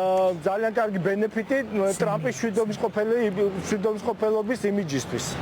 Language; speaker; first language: Georgian; native; Georgian